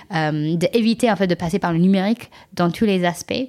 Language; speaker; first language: French; non-native, fluent; English